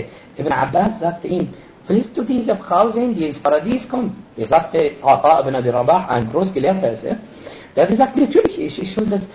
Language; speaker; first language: German; non-native, fluent; Arabic